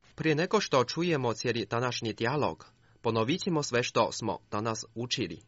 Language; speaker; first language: Croatian; non-native, fluent; Chinese